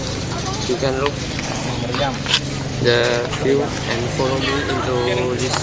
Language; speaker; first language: English; non-native, learner; Indonesian